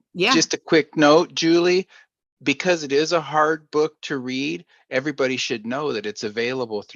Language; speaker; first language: English; native; English